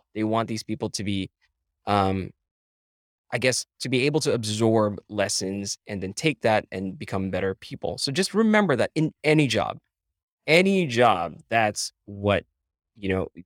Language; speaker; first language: English; non-native, local second language; Filipino